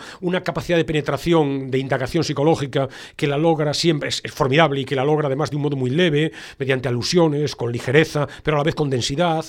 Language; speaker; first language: Spanish; native; Spanish